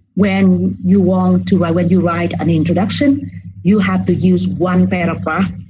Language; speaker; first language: English; non-native, fluent; Vietnamese